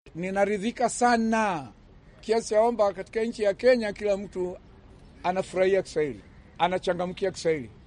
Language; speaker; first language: Swahili; native; Swahili